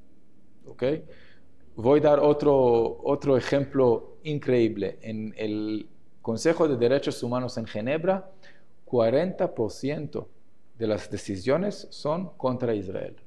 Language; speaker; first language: Spanish; non-native, fluent; Hebrew